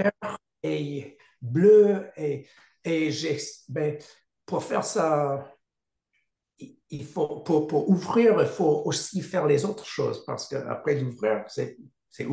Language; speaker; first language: French; non-native, learner; English